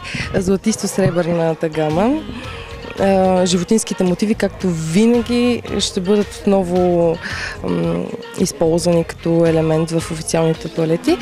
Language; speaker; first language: Bulgarian; native; Bulgarian